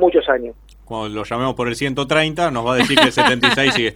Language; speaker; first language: Spanish; native; Spanish